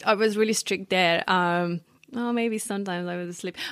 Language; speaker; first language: English; non-native, fluent; Hungarian